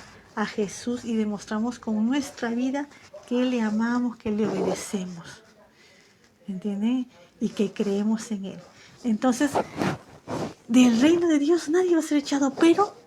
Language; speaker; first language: Spanish; native; Spanish